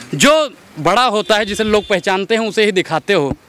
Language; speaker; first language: Hindi; native; Hindi